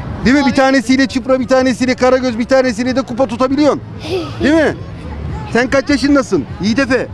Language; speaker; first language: Turkish; native; Turkish